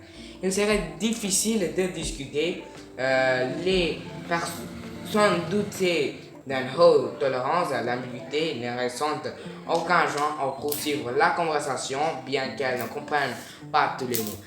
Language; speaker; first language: French; non-native, learner; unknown